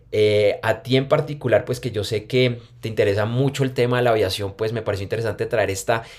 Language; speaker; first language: Spanish; native; Spanish